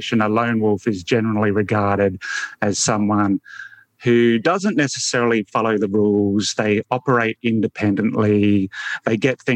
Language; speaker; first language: English; native; English